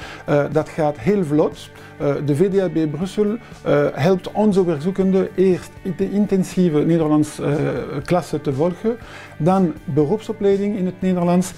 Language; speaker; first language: Dutch; non-native, local second language; French